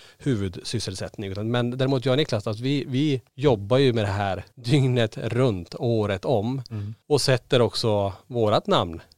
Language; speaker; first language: Swedish; native; Swedish